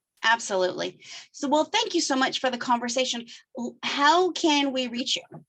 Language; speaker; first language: English; native; English